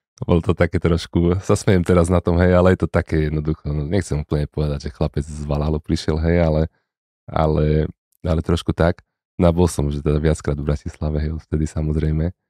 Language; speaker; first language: Slovak; native; Slovak